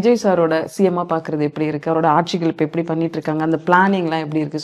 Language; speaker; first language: Tamil; native; Tamil